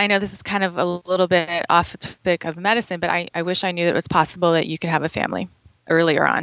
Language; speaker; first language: English; native; English